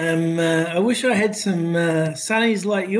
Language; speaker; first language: English; native; English